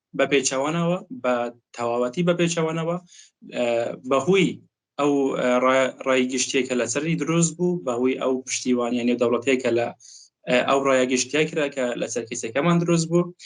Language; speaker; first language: Central Kurdish; non-native, local second language; Kurdish